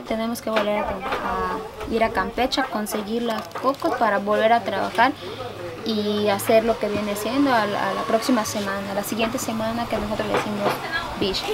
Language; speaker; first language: Spanish; native; Spanish